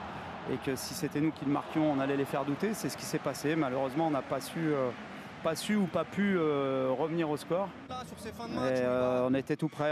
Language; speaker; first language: French; native; French